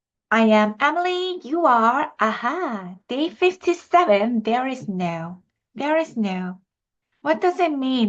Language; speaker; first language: English; non-native, fluent; Korean